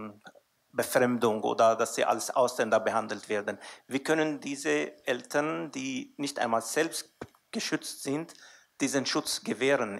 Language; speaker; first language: German; non-native, fluent; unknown